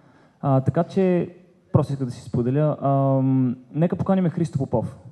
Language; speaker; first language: Bulgarian; native; Bulgarian